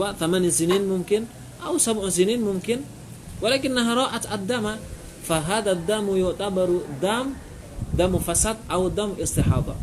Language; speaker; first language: Arabic; non-native, fluent; Indonesian